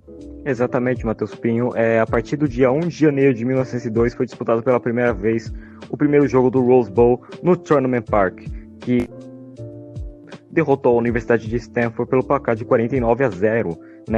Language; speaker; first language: Portuguese; native; Portuguese